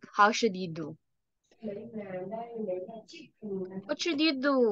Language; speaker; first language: English; non-native, fluent; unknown